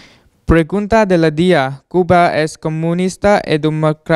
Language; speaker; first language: Spanish; non-native, learner; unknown